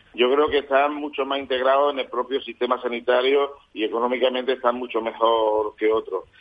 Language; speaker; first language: Spanish; native; Spanish